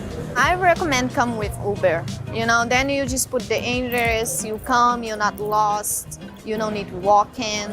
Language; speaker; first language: English; non-native, learner; Portuguese